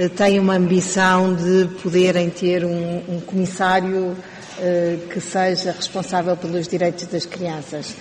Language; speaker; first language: Portuguese; native; Portuguese